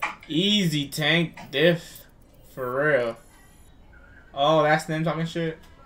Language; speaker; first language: English; early bilingual, other home language; Spanish